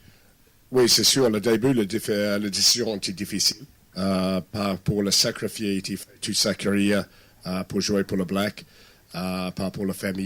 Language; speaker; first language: French; non-native, fluent; English